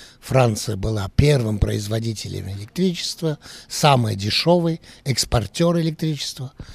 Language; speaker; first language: Russian; early bilingual, heritage; Russian